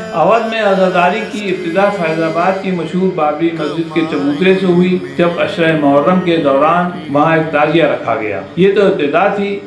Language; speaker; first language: Urdu; native; Urdu